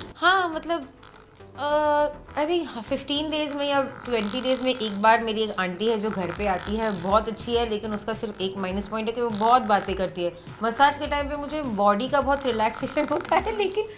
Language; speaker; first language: Hindi; non-native, local second language; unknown